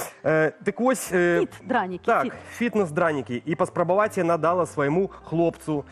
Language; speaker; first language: Belarusian; non-native, local second language; Russian